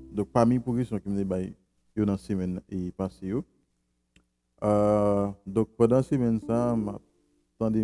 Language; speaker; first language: French; non-native, local second language; Haitian Creole